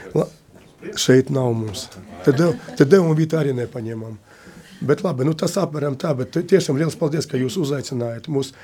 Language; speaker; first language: Latvian; non-native, local second language; Russian